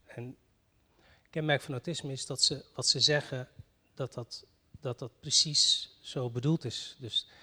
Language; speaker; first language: Dutch; early bilingual, other home language; Riffian